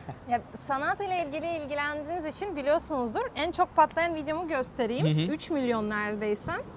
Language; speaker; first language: Turkish; non-native, fluent; Russian